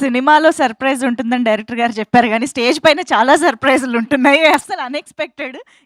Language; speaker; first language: Telugu; native; Telugu